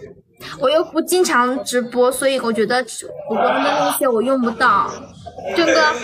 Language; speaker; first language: Chinese; native; Chinese